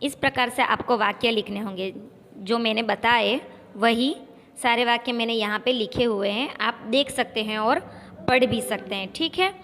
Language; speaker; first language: Hindi; non-native, local second language; Gujarati